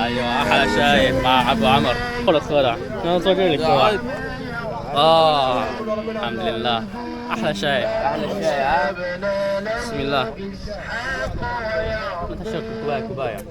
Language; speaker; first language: Arabic; non-native, fluent; Chinese